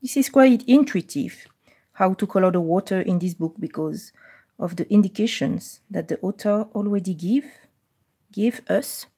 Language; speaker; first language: English; non-native, fluent; French